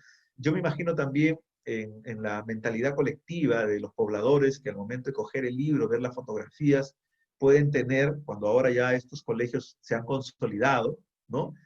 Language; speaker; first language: Spanish; native; Spanish